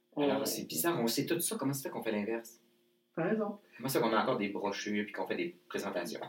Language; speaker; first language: French; native; French